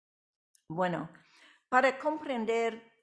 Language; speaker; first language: Spanish; non-native, fluent; English